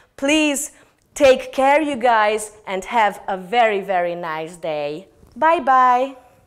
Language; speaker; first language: English; non-native, fluent; Hungarian